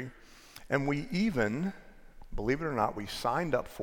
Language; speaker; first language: English; native; English